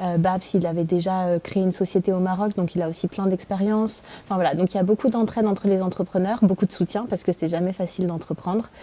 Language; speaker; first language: French; native; French